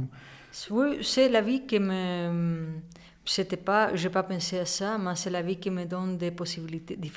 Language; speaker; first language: French; non-native, learner; Spanish